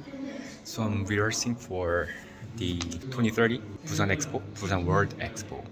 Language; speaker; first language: English; non-native, fluent; Korean